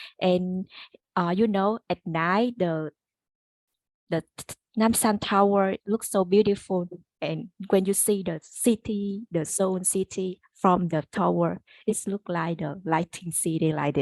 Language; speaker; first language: English; non-native, learner; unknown